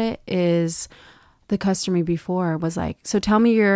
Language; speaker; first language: English; native; English